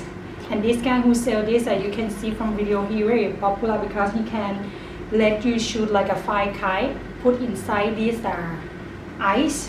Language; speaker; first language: English; non-native, fluent; Thai